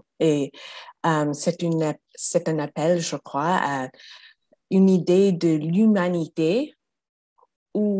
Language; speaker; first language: French; non-native, fluent; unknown